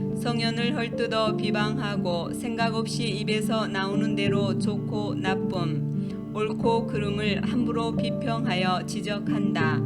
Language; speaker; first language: Korean; native; Korean